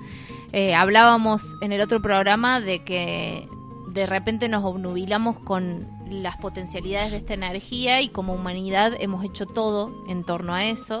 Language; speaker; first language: Spanish; native; Spanish